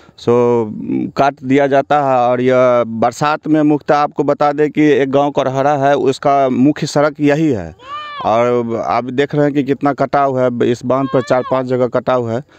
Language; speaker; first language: Hindi; native; Hindi